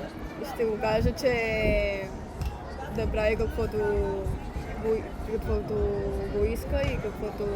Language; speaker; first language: Bulgarian; early bilingual, heritage; Bulgarian